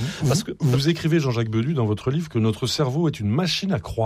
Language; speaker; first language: French; native; French